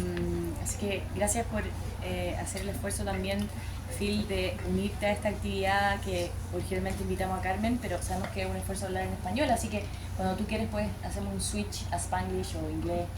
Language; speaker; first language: Spanish; native; Spanish